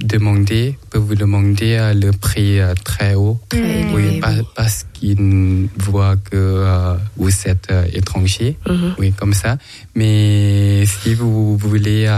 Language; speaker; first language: French; non-native, learner; Thai